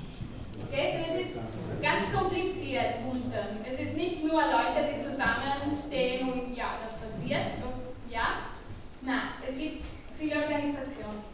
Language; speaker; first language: German; non-native, learner; Catalan